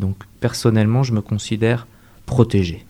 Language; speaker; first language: French; native; French